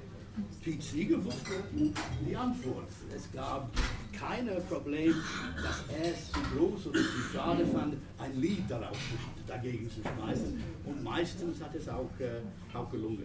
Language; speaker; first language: German; non-native, fluent; English